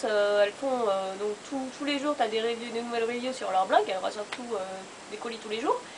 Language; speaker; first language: French; native; French